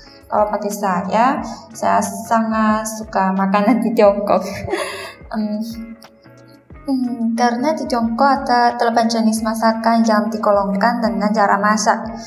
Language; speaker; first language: Indonesian; non-native, fluent; Chinese